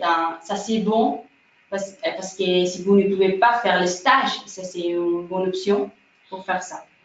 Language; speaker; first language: French; non-native, fluent; Spanish